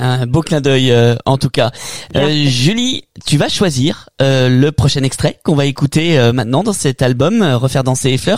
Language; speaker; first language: French; native; French